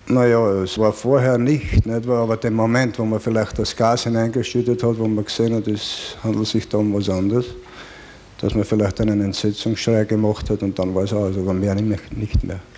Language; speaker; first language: German; native; German